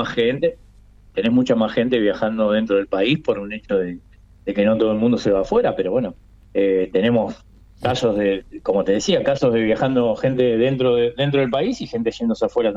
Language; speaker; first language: Spanish; native; Spanish